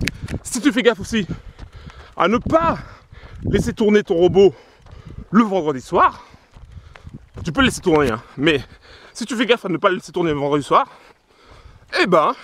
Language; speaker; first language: French; native; French